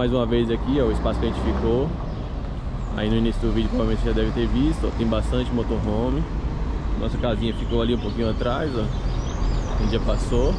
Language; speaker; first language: Portuguese; native; Portuguese